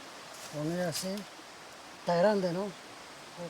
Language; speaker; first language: Spanish; non-native, local second language; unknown